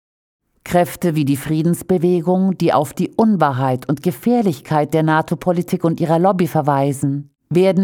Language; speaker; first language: German; native; German